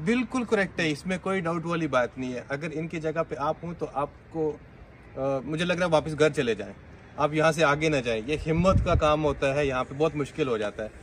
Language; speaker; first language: Hindi; native; Hindi